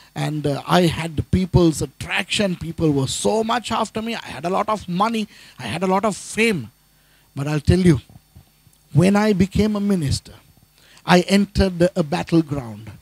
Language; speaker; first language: English; non-native, local second language; Tamil